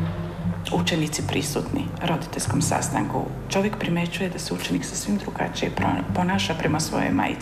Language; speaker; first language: Serbian; native; Serbian